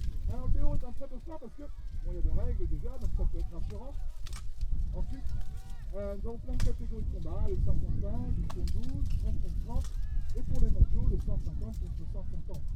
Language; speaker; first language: French; native; French